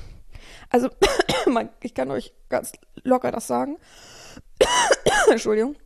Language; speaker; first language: German; native; German